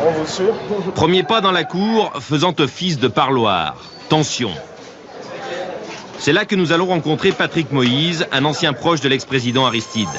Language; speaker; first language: French; native; French